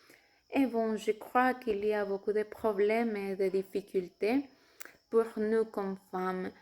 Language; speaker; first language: French; non-native, fluent; Spanish